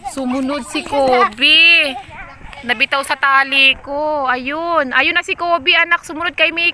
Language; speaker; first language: Filipino; native; Filipino